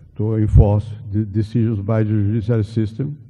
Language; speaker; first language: English; non-native, fluent; Portuguese